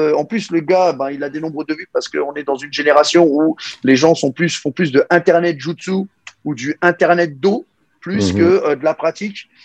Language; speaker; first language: French; native; French